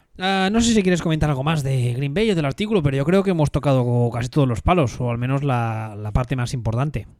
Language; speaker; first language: Spanish; native; Spanish